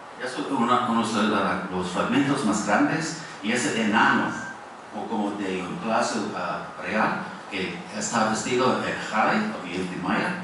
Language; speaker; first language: Spanish; non-native, fluent; English